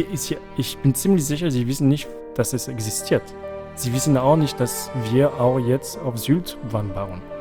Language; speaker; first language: German; non-native, fluent; French